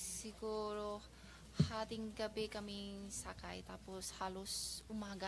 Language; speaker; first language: Filipino; non-native, learner; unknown